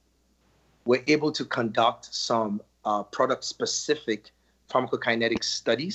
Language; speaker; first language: English; non-native, local second language; Yoruba